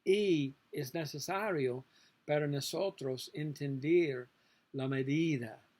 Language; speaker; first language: Spanish; non-native, learner; English